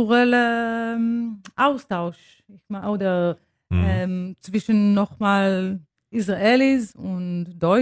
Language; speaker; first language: German; non-native, fluent; Hebrew